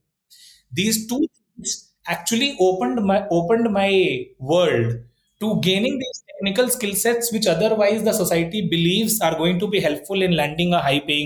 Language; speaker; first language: English; non-native, local second language; Hindi